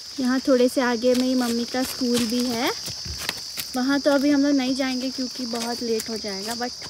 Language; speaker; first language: Hindi; native; Hindi